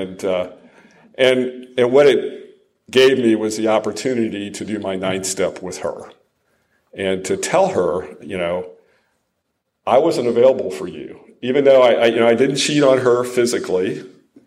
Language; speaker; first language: English; native; English